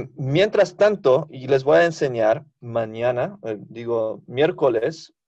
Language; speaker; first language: Spanish; non-native, fluent; English